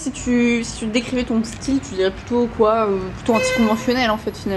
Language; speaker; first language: French; native; French